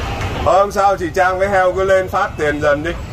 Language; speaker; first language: Vietnamese; native; Vietnamese